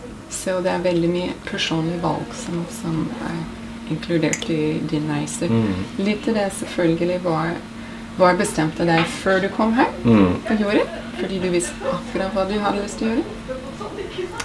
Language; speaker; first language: Norwegian; non-native, fluent; English